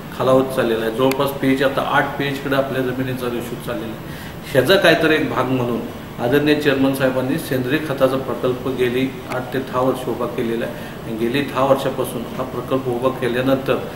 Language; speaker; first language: Marathi; native; Marathi